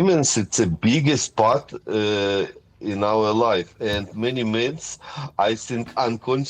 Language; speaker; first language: English; non-native, fluent; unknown